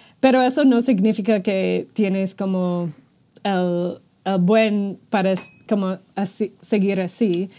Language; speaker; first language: Spanish; non-native, fluent; English